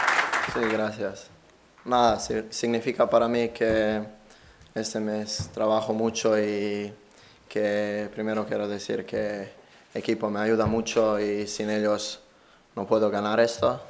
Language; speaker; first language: Spanish; non-native, learner; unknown